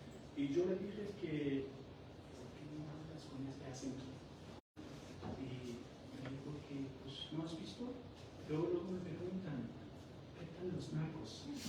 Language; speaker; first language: Spanish; non-native, fluent; Persian